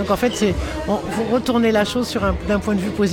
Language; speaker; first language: French; native; French